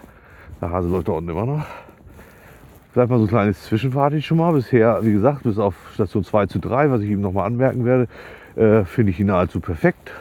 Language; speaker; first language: German; native; German